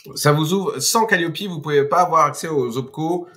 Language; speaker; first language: French; non-native, fluent; Portuguese